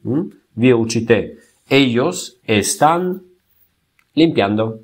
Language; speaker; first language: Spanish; non-native, fluent; Bulgarian